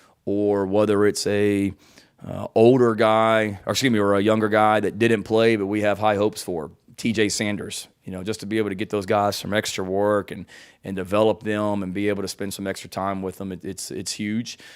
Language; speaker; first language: English; native; English